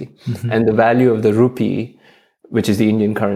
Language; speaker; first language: English; non-native, local second language; Hindi